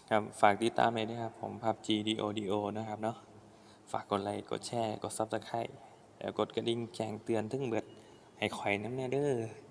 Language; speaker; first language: Thai; non-native, local second language; Northeastern Thai